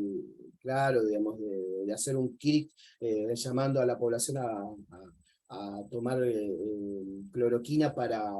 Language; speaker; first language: Spanish; native; Spanish